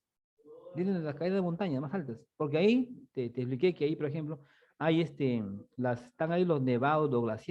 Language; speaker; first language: Spanish; native; Spanish